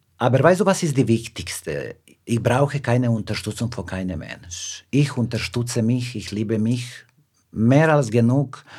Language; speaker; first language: German; non-native, fluent; Serbian